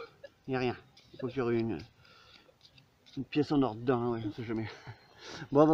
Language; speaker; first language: French; native; French